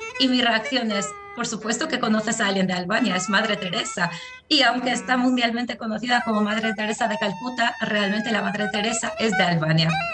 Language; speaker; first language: Spanish; non-native, fluent; Albanian